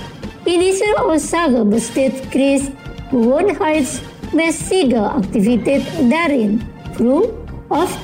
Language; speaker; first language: German; non-native, fluent; Indonesian